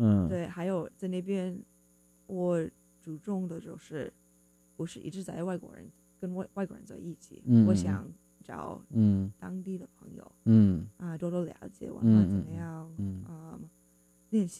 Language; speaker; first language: Chinese; non-native, fluent; English